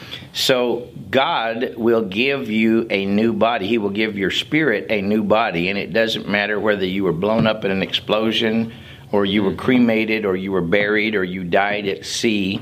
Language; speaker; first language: English; native; English